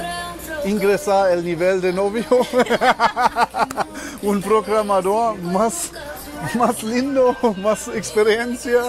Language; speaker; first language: Spanish; non-native, learner; German